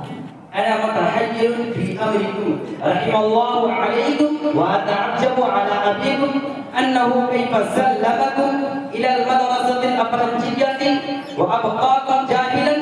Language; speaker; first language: Arabic; non-native, learner; Urdu